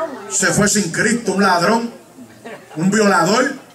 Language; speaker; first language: Spanish; early bilingual, heritage; Spanish